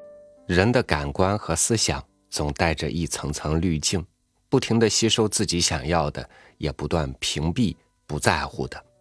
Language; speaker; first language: Chinese; native; Chinese